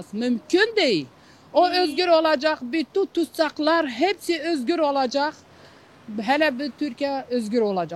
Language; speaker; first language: Turkish; non-native, local second language; Kurdish